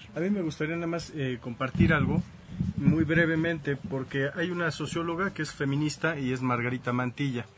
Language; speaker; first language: Spanish; native; Spanish